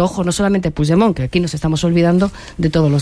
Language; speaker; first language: Spanish; native; Spanish